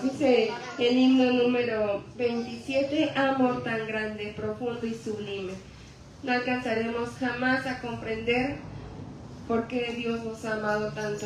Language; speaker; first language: Spanish; native; Spanish